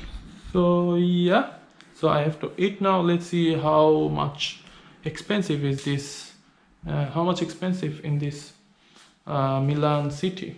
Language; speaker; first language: English; non-native, learner; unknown